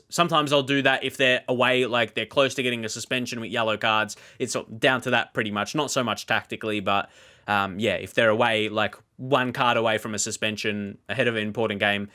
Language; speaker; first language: English; native; English